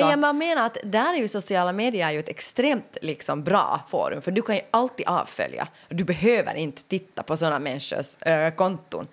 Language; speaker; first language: Swedish; native; Swedish